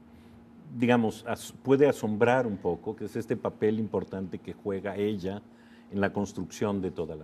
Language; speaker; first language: Spanish; native; Spanish